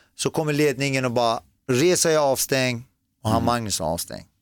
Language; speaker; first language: Swedish; early bilingual, other home language; Persian